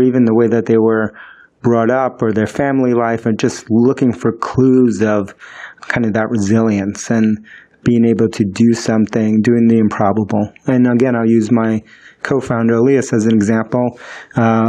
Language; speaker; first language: English; early bilingual, other home language; Spanish